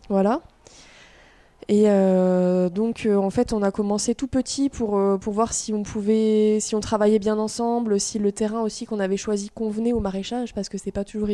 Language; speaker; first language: French; native; French